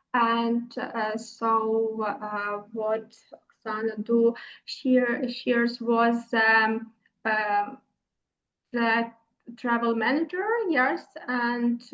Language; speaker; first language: English; non-native, learner; Ukrainian